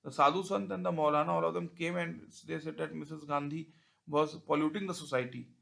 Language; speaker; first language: English; non-native, local second language; Hindi